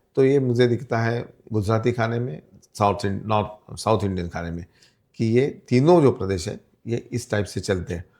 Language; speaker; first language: Hindi; non-native, local second language; Marathi